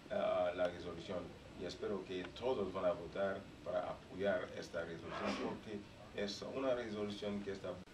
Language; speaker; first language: Spanish; non-native, learner; Haitian Creole